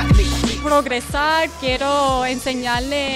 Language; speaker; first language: Spanish; early bilingual, heritage; English